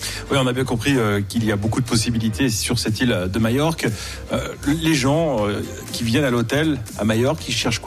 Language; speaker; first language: French; native; French